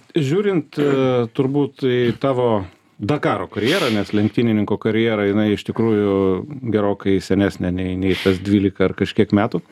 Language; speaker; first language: Lithuanian; native; Lithuanian